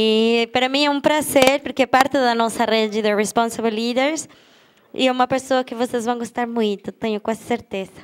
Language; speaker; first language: Portuguese; non-native, fluent; German